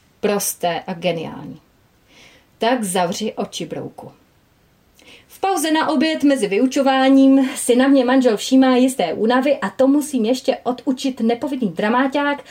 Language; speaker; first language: Czech; native; Czech